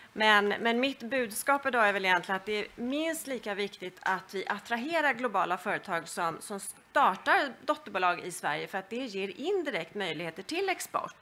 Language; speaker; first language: Swedish; native; Swedish